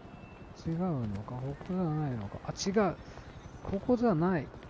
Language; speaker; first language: Japanese; native; Japanese